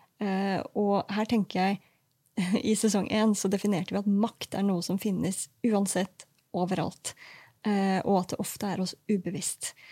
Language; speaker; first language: Norwegian; native; Norwegian